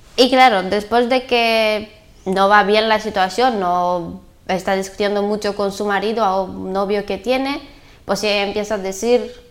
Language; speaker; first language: Spanish; non-native, learner; Bulgarian